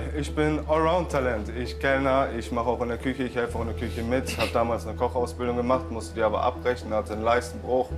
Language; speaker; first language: German; early bilingual, other home language; Polish